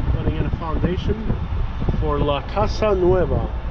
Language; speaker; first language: English; native; English